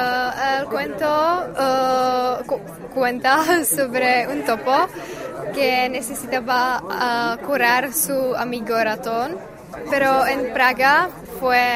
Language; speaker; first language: Spanish; non-native, learner; Czech